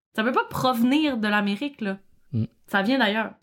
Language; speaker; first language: French; native; French